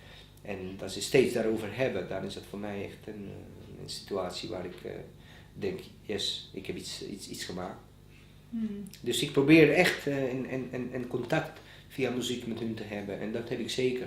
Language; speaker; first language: Dutch; non-native, fluent; Bosnian